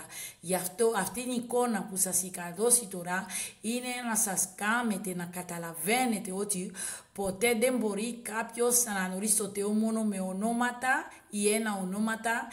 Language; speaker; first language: Greek; non-native, learner; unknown